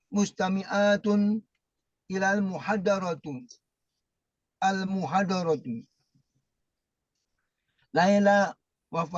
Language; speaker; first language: Arabic; non-native, learner; Indonesian